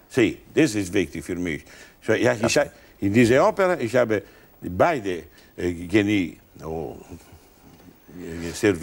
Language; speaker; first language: German; non-native, learner; Italian